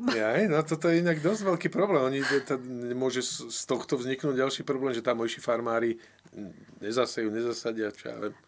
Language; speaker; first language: Slovak; native; Slovak